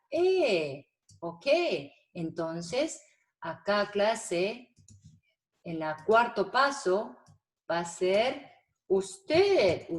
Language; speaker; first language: Spanish; non-native, fluent; Korean